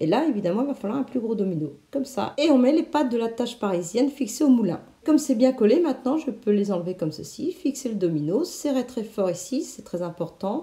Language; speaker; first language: French; native; French